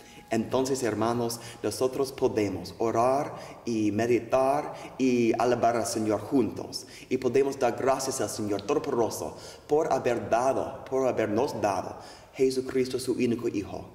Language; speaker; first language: Spanish; non-native, learner; English